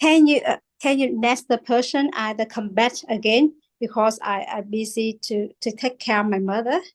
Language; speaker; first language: English; non-native, learner; Vietnamese